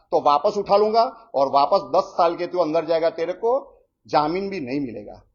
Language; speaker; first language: Hindi; non-native, local second language; Gujarati